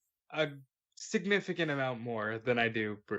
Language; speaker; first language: English; native; English